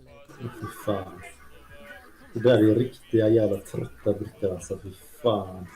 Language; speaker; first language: Swedish; native; Swedish